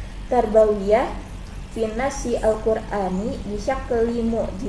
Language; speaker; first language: Arabic; non-native, learner; Indonesian